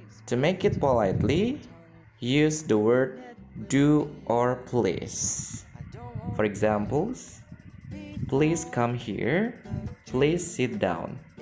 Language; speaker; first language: English; non-native, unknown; Indonesian